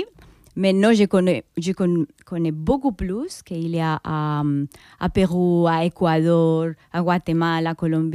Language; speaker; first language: French; non-native, fluent; Spanish